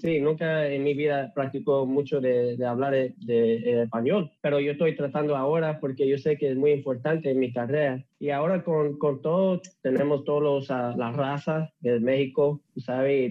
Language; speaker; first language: Spanish; early bilingual, heritage; English